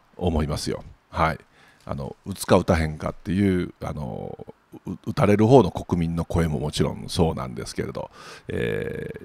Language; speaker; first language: Japanese; native; Japanese